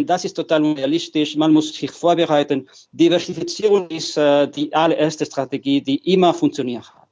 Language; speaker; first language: German; non-native, fluent; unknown